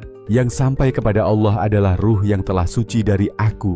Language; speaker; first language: Indonesian; native; Indonesian